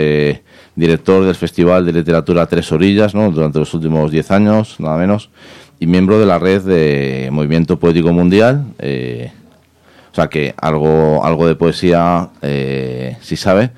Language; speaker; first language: Spanish; native; Spanish